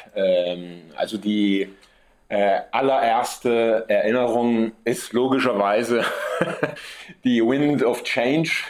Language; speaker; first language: German; early bilingual, heritage; German